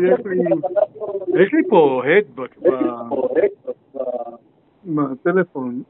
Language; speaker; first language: Hebrew; native; Hebrew